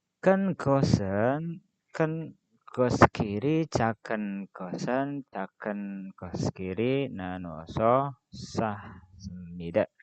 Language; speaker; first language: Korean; non-native, fluent; Indonesian